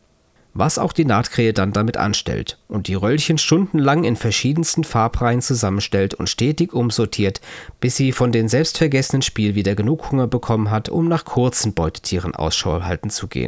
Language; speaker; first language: German; native; German